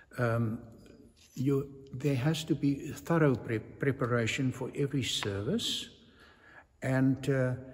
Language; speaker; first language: English; non-native, local second language; Afrikaans